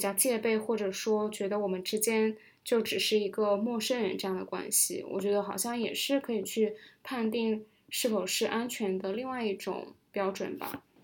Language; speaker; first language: Chinese; native; Chinese